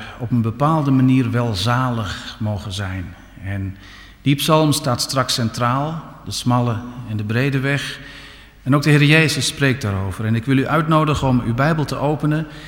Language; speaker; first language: Dutch; native; Dutch